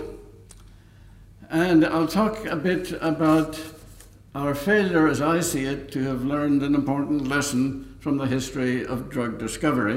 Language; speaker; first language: English; native; English